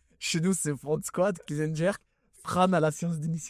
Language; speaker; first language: French; native; French